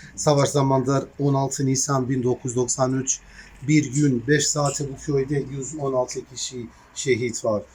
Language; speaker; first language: Turkish; non-native, learner; Bosnian